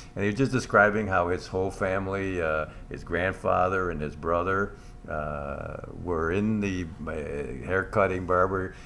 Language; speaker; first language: English; non-native, local second language; Spanish